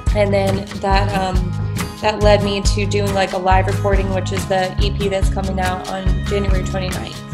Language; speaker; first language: English; native; English